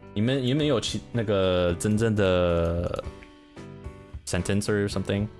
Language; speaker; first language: Chinese; non-native, learner; English